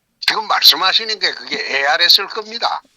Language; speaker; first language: Korean; native; Korean